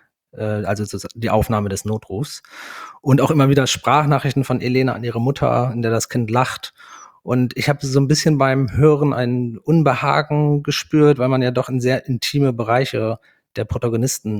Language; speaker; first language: German; native; German